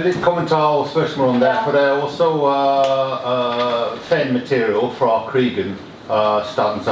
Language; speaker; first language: Norwegian; non-native, learner; English